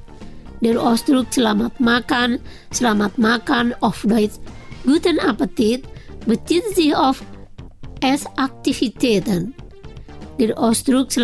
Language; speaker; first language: German; non-native, fluent; Indonesian